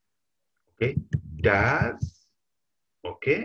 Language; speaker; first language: German; non-native, fluent; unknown